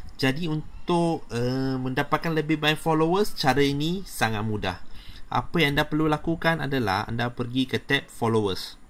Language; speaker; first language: Malay; native; Malay